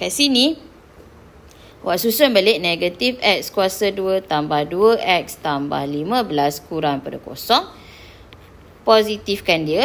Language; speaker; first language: Malay; native; Malay